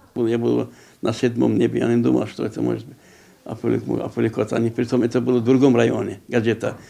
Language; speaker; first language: Russian; non-native, local second language; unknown